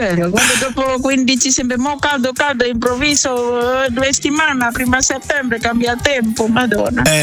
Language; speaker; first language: Italian; non-native, learner; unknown